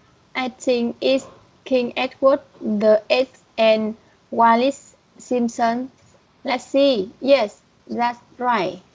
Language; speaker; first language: English; non-native, learner; Vietnamese